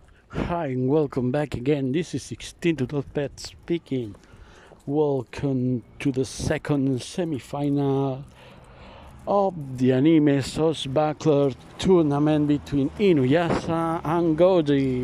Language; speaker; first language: English; non-native, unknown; Spanish